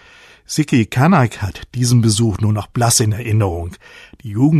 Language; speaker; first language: German; native; German